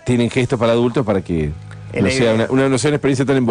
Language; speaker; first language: Spanish; native; Spanish